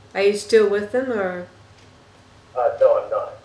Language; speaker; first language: English; native; English